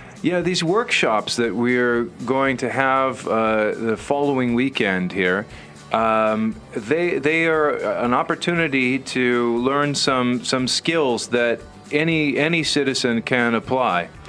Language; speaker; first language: English; native; English